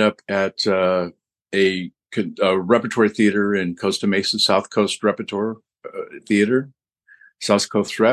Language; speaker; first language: English; native; English